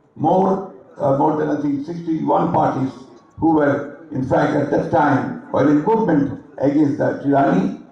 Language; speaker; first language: English; non-native, local second language; Bangla